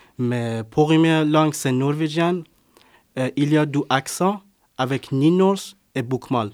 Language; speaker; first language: French; non-native, learner; Persian